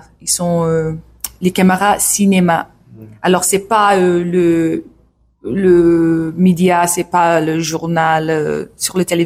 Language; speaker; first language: French; non-native, learner; English